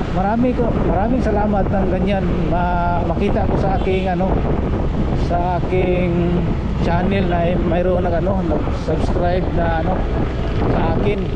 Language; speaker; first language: Filipino; non-native, local second language; Cebuano